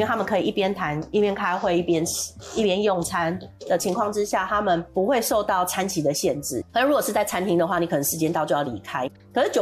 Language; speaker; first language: Chinese; non-native, local second language; Min Nan Chinese